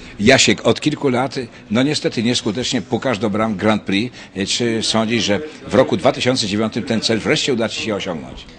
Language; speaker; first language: Polish; native; Polish